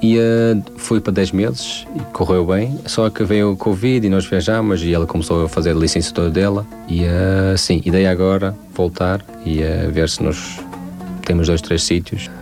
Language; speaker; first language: Portuguese; non-native, fluent; Tajik